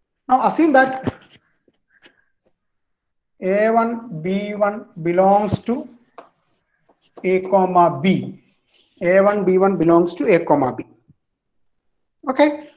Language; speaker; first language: English; non-native, local second language; Malayalam